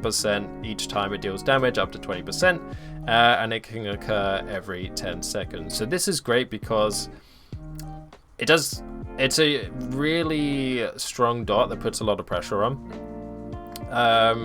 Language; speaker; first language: English; native; English